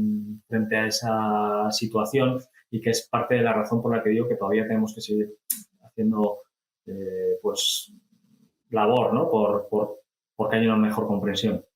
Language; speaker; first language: Spanish; native; Spanish